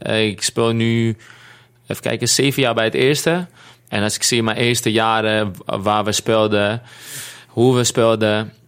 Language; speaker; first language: Dutch; non-native, fluent; Greek